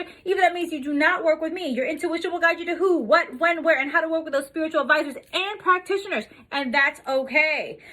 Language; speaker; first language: English; native; English